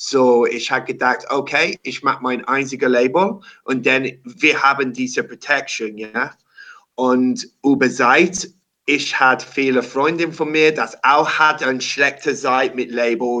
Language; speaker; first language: German; non-native, learner; English